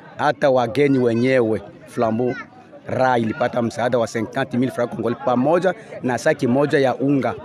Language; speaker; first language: Swahili; native; Swahili